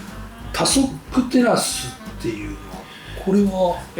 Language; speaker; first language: Japanese; native; Japanese